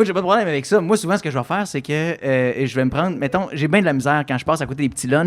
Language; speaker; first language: French; native; French